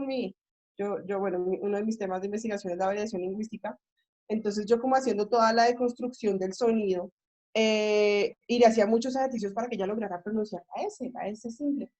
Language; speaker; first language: Spanish; native; Spanish